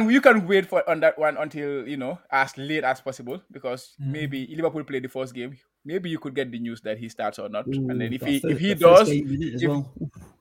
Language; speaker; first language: English; non-native, local second language; Wolof